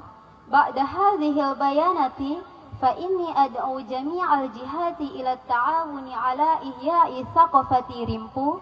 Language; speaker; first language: Arabic; non-native, learner; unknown